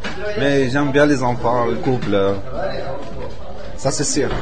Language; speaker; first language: French; non-native, learner; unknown